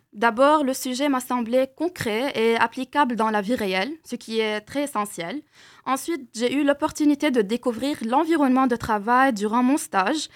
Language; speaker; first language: French; non-native, local second language; Arabic